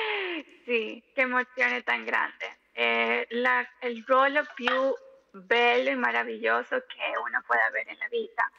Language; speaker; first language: Italian; non-native, fluent; Spanish